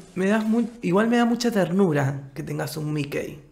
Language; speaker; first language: Spanish; native; Spanish